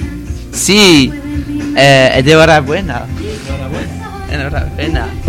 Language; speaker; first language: Spanish; non-native, learner; French